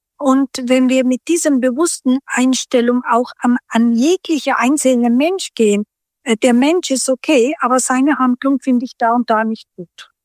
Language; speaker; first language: German; early bilingual, other home language; Turkish